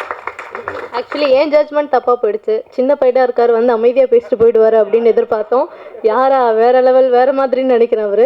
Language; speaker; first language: Tamil; native; Tamil